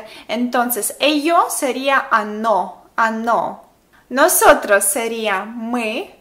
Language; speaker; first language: Spanish; non-native, fluent; Russian